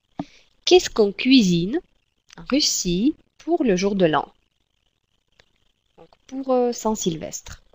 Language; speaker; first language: French; non-native, fluent; Russian